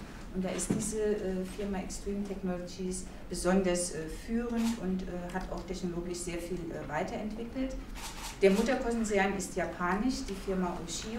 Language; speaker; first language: German; native; German